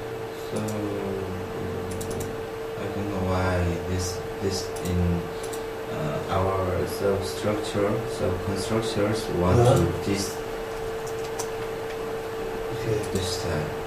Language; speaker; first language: English; non-native, learner; Korean